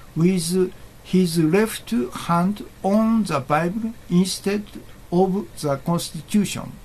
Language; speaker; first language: English; non-native, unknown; Japanese